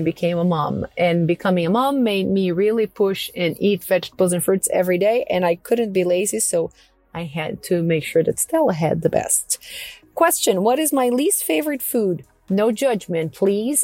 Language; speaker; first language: English; non-native, fluent; Portuguese